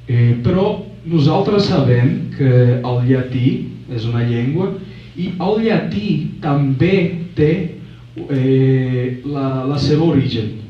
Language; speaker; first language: Catalan; non-native, fluent; Portuguese